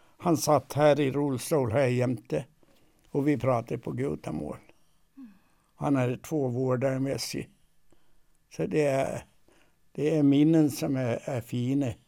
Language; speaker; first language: Swedish; native; Swedish